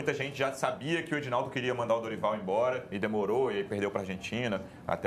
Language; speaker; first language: Portuguese; native; Portuguese